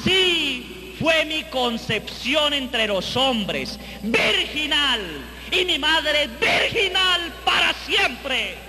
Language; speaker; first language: Spanish; native; Spanish